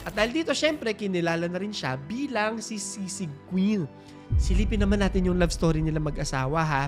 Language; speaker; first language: Filipino; native; Filipino